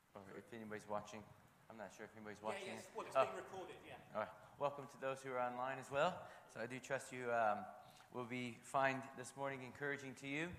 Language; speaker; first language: English; native; English